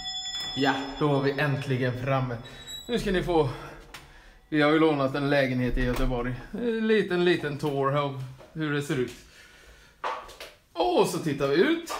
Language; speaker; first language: Swedish; native; Swedish